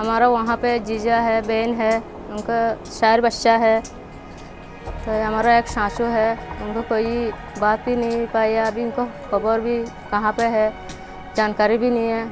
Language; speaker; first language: Hindi; early bilingual, other home language; Rohingya